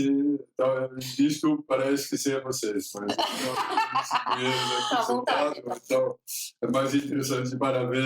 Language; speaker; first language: Portuguese; non-native, fluent; Dutch